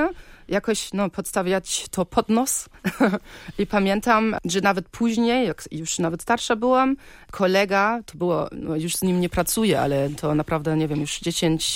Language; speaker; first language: Polish; early bilingual, heritage; Polish